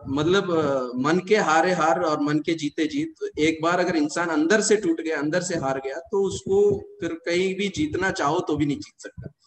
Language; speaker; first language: Hindi; non-native, local second language; Telugu